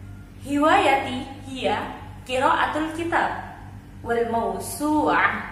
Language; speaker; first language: Arabic; non-native, learner; Indonesian